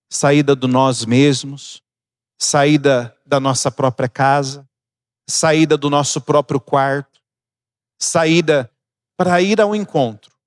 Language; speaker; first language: Portuguese; native; Portuguese